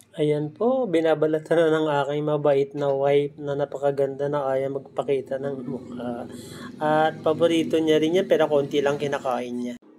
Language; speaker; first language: Filipino; non-native, local second language; Hiligaynon